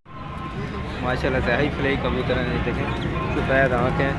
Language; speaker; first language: Hindi; non-native, local second language; Saraiki